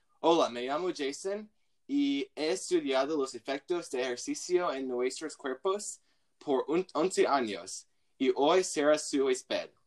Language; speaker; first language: Spanish; non-native, learner; English